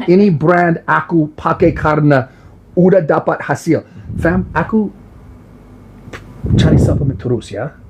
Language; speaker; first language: Indonesian; non-native, learner; English